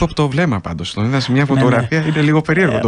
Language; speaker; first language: Greek; native; Greek